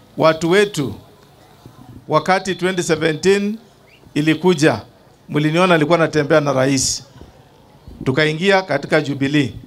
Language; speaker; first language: Swahili; non-native, local second language; Luyia